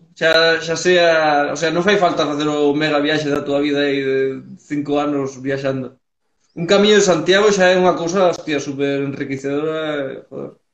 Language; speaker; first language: Galician; early bilingual, heritage; Galician